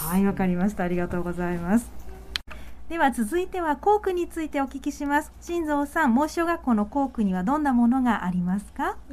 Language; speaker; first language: Japanese; native; Japanese